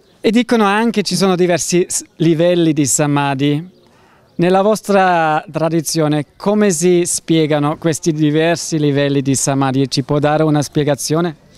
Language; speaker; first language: Italian; native; Italian